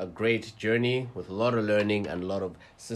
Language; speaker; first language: English; non-native, local second language; Nyanja